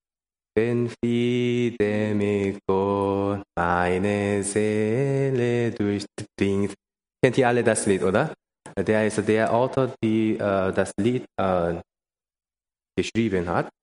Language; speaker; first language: German; non-native, learner; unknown